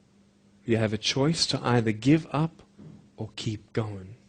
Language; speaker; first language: English; native; English